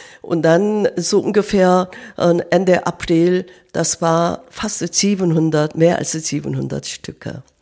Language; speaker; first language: German; non-native, learner; Korean